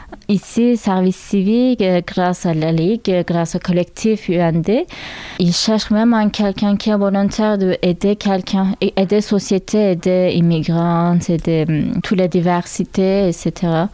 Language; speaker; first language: French; non-native, learner; Turkish